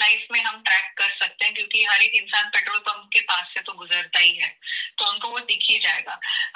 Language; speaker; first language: Hindi; native; Hindi